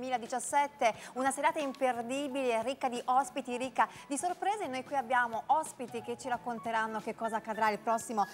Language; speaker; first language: Italian; native; Italian